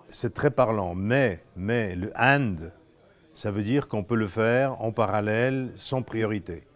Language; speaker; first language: French; non-native, fluent; Polish